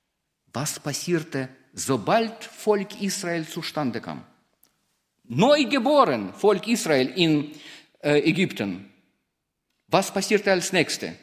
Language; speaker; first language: German; non-native, fluent; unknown